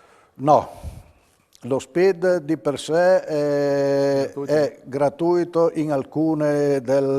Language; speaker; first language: Italian; native; Italian